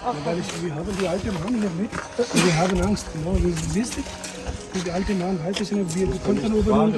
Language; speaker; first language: German; non-native, learner; Urdu